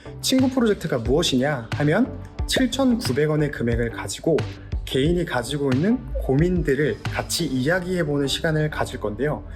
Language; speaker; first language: Korean; native; Korean